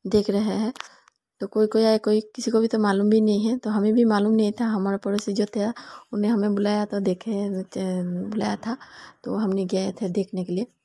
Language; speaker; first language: Hindi; non-native, local second language; Bangla